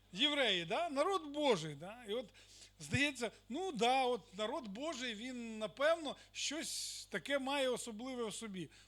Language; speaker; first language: Ukrainian; non-native, local second language; Russian